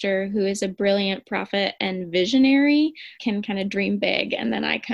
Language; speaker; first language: English; native; English